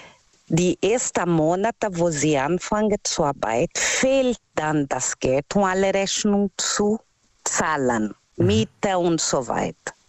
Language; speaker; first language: German; non-native, learner; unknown